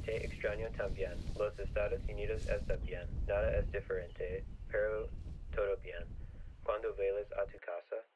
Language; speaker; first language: Spanish; non-native, learner; English